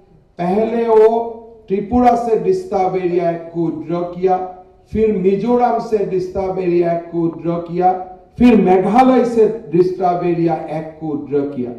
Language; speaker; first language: Hindi; non-native, local second language; Assamese